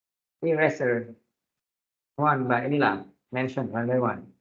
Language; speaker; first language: English; non-native, fluent; Indonesian